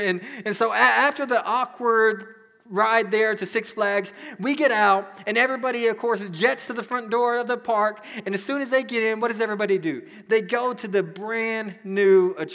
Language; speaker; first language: English; native; English